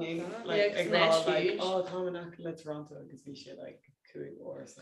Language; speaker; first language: Irish; non-native, local second language; English